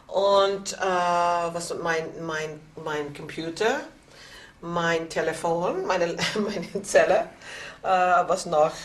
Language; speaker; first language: German; non-native, learner; English